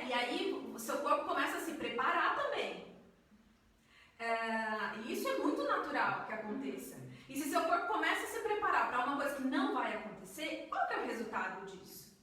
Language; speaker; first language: Portuguese; native; Portuguese